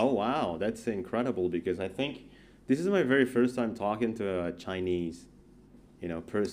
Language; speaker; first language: English; non-native, fluent; Indonesian